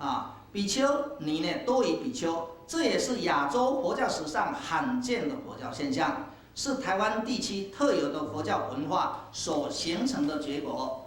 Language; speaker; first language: Chinese; native; Chinese